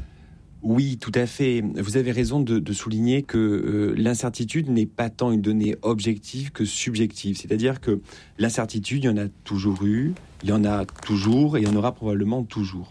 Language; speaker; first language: French; native; French